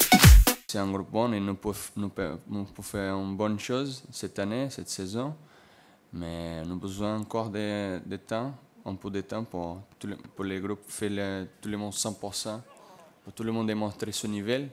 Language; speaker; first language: French; non-native, learner; Portuguese